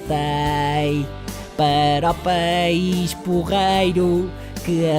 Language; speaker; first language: Portuguese; native; Portuguese